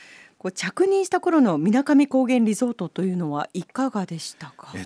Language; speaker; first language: Japanese; native; Japanese